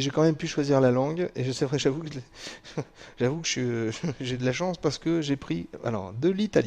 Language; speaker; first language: French; native; French